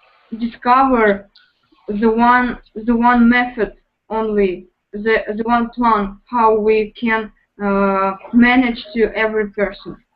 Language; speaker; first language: English; non-native, learner; Russian